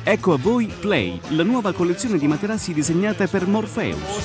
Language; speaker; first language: Italian; native; Italian